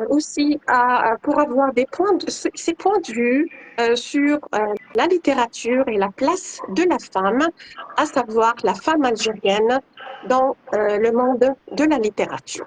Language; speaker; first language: French; non-native, local second language; Arabic